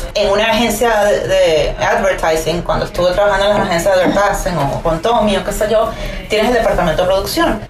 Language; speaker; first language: Spanish; native; Spanish